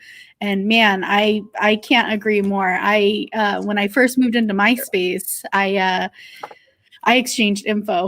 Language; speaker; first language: English; native; English